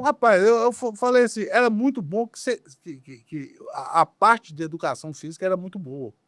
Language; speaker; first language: Portuguese; native; Portuguese